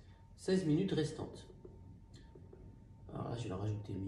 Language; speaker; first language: French; native; French